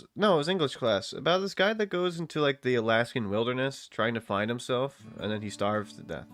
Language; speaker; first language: English; native; English